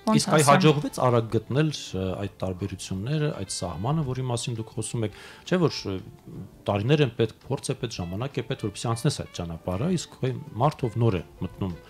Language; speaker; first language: Armenian; native; Armenian